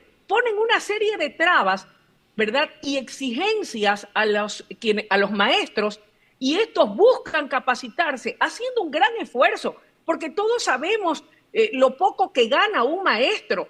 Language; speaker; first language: Spanish; native; Spanish